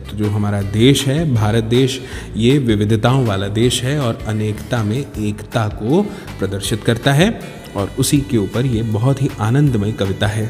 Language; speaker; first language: Hindi; native; Hindi